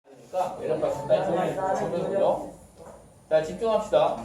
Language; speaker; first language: Korean; native; Korean